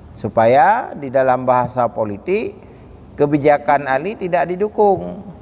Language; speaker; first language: Malay; non-native, local second language; Achinese